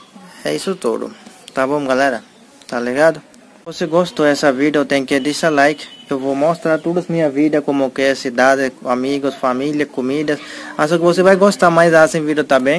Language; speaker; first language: Portuguese; non-native, learner; Hindi